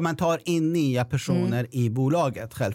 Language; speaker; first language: Swedish; non-native, fluent; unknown